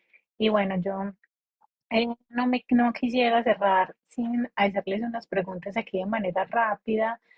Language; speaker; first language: Spanish; native; Spanish